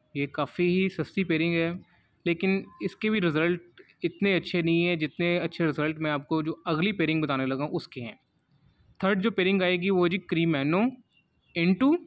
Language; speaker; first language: Urdu; non-native, local second language; Punjabi